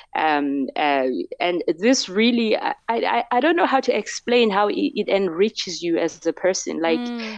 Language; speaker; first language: English; non-native, local second language; Xhosa